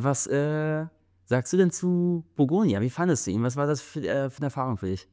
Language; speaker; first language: German; native; German